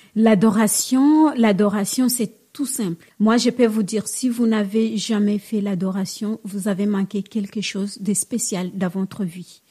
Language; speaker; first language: French; non-native, local second language; Swahili